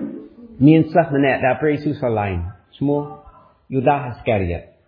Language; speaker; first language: Khmer; non-native, fluent; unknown